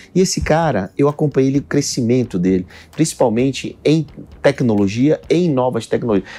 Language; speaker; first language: Portuguese; native; Portuguese